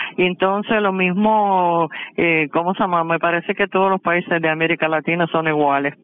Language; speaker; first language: Spanish; non-native, fluent; Russian